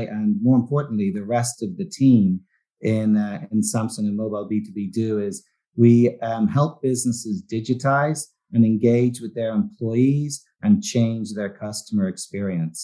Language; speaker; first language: English; native; English